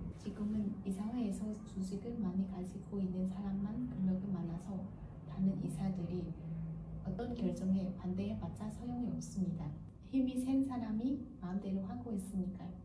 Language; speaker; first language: Korean; non-native, learner; Vietnamese